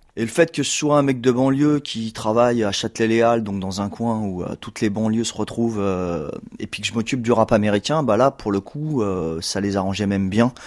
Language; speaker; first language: French; native; French